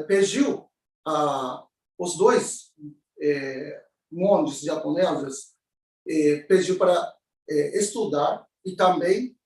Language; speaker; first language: Portuguese; non-native, learner; Japanese